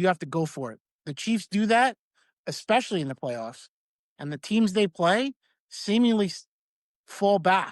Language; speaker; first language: English; native; English